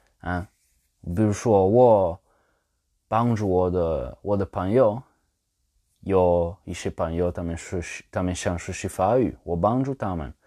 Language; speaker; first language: Chinese; non-native, learner; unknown